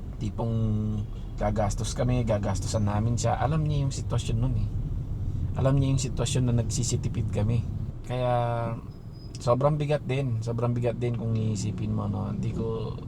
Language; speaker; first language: Filipino; native; Filipino